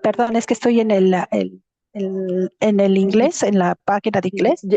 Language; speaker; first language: Spanish; native; Spanish